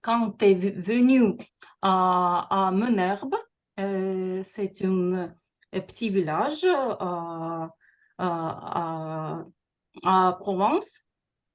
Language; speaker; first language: French; non-native, learner; Russian